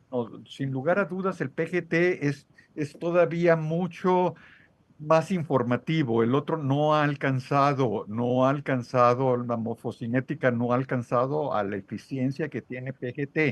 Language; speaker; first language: Spanish; native; Spanish